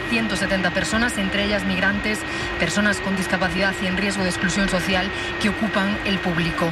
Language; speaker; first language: Spanish; native; Spanish